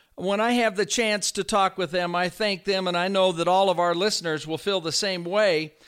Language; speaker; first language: English; native; English